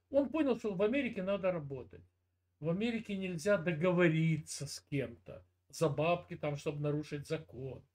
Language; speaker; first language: Russian; native; Russian